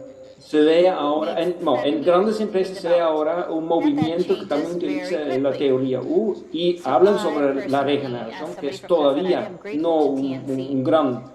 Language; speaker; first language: Spanish; non-native, fluent; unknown